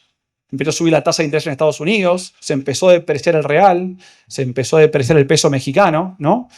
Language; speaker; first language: Spanish; native; Spanish